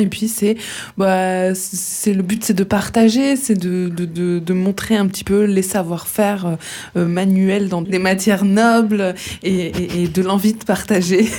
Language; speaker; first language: French; native; French